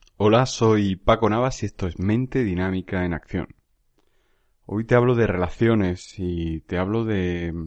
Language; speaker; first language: Spanish; native; Spanish